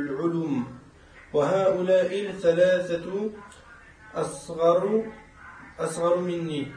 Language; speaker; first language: Arabic; non-native, learner; French